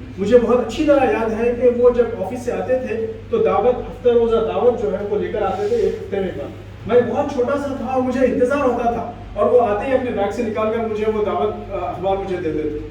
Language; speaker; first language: Urdu; native; Urdu